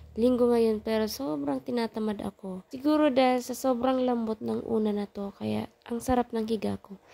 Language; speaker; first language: Filipino; non-native, local second language; Bikol